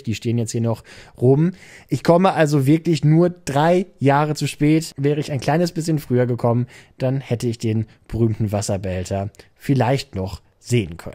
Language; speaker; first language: German; native; German